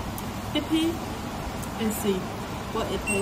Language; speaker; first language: English; non-native, learner; Chinese